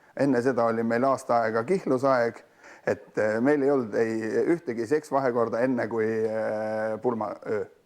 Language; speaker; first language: Estonian; native; Estonian